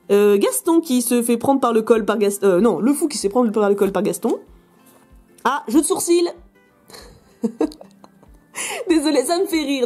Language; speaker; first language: French; native; French